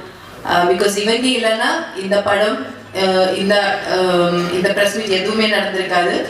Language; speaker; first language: Tamil; non-native, learner; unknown